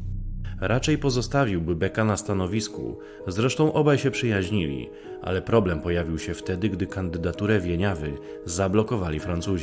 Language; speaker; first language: Polish; native; Polish